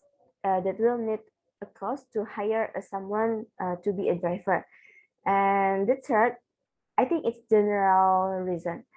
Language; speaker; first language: English; non-native, learner; Indonesian